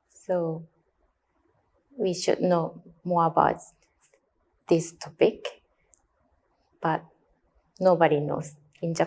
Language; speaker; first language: English; non-native, learner; Japanese